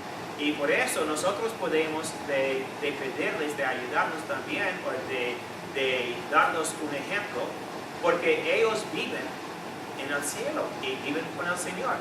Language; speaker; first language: Spanish; non-native, fluent; English